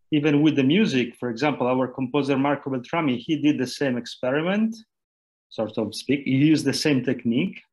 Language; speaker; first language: English; non-native, fluent; Italian